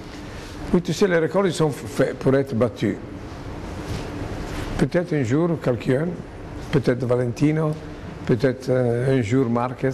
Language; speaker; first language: French; non-native, fluent; Italian